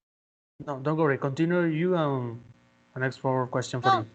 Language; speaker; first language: English; non-native, learner; Spanish